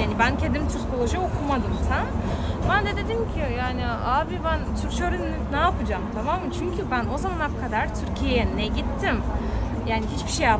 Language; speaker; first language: Turkish; non-native, fluent; Russian